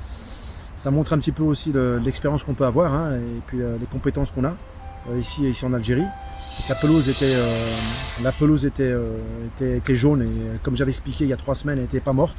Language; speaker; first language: French; non-native, local second language; Arabic